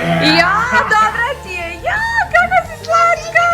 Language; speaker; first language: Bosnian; early bilingual, heritage; Serbian